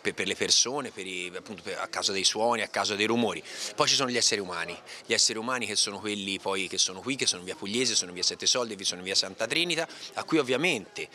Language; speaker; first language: Italian; native; Italian